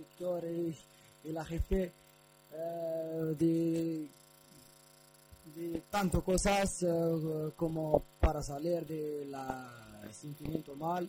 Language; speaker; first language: Spanish; non-native, learner; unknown